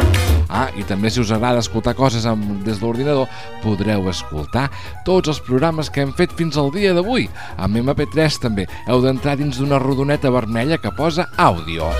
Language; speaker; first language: Catalan; native; Catalan